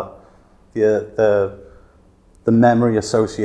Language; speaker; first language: English; native; English